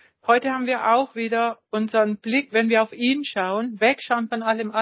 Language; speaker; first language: German; non-native, learner; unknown